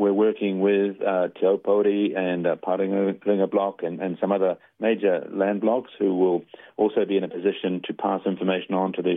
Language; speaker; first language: English; native; English